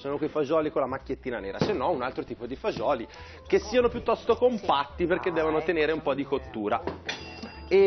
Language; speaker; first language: Italian; native; Italian